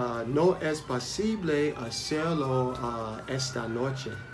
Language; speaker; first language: Spanish; non-native, learner; English